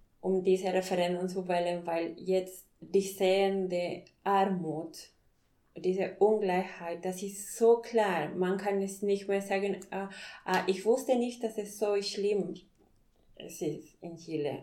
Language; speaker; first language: German; non-native, fluent; Spanish